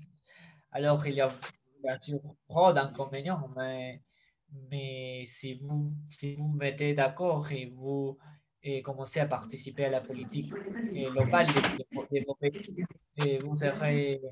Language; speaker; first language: French; non-native, fluent; Spanish